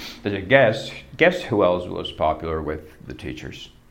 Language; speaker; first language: English; non-native, fluent; Czech